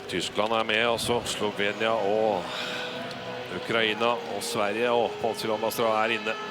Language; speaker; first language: Norwegian; native; Norwegian